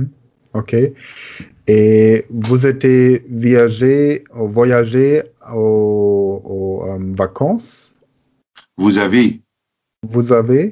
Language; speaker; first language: French; non-native, learner; German